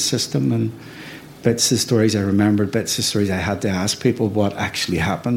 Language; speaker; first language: English; native; English